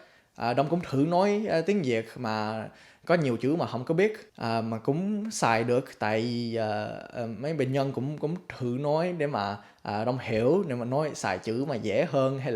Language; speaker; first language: Vietnamese; early bilingual, heritage; Vietnamese